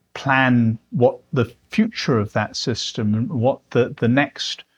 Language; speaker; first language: English; native; English